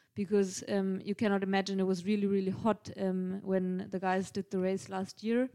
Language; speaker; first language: English; non-native, fluent; German